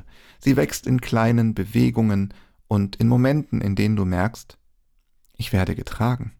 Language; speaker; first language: German; native; German